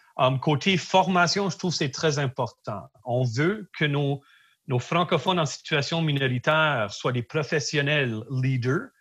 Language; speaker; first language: French; native; French